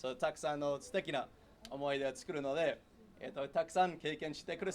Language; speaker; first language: Japanese; non-native, learner; English